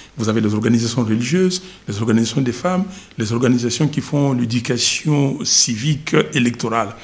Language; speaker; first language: French; non-native, local second language; Lingala